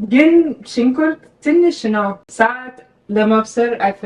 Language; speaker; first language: Amharic; non-native, learner; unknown